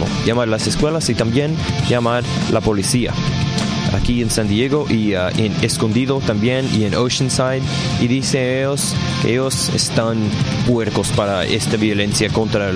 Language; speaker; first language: Spanish; non-native, learner; English